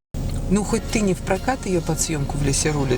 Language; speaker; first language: Russian; native; Russian